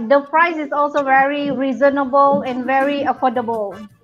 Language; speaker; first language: English; non-native, local second language; Malay